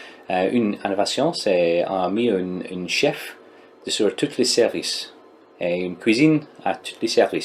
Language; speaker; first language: French; non-native, learner; English